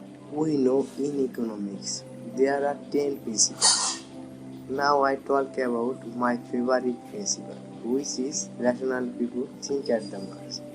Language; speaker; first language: English; non-native, learner; Bangla